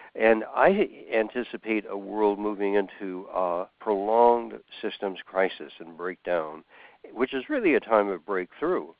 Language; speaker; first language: English; native; English